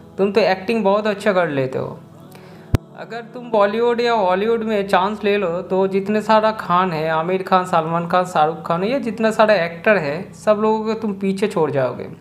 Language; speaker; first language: Hindi; non-native, local second language; Bangla